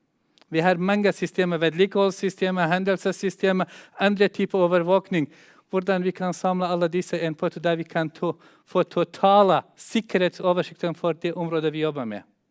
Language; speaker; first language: Norwegian; non-native, fluent; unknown